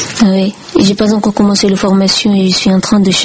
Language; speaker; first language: French; non-native, learner; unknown